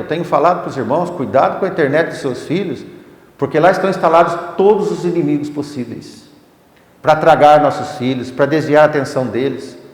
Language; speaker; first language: Portuguese; native; Portuguese